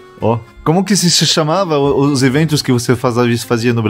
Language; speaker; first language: Portuguese; non-native, fluent; French